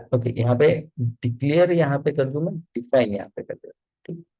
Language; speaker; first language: Hindi; non-native, local second language; Marathi